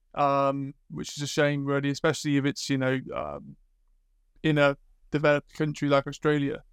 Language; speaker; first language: English; native; English